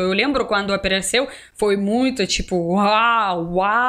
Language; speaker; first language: Portuguese; non-native, learner; Russian